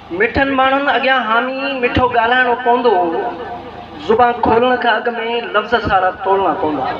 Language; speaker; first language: Sindhi; native; Sindhi